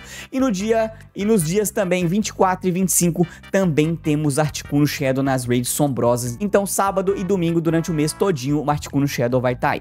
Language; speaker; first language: Portuguese; native; Portuguese